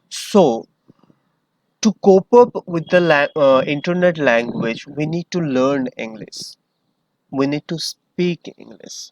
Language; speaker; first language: English; non-native, learner; Hindi